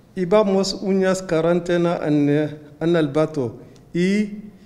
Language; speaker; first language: Spanish; non-native, learner; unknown